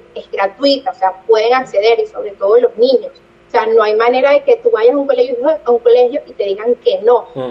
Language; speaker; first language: Spanish; native; Spanish